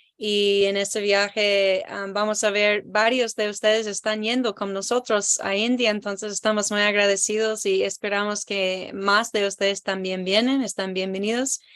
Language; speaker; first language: Spanish; non-native, learner; English